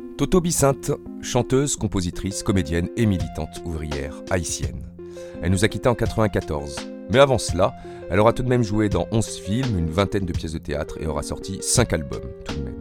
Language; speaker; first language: French; native; French